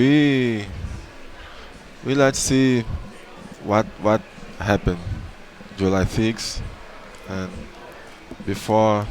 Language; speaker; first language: English; non-native, learner; Portuguese